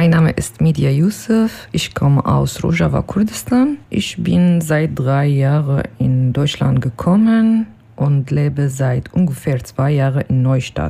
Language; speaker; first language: German; non-native, learner; Kurdish